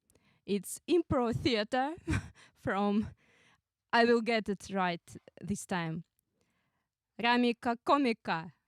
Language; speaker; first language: English; non-native, fluent; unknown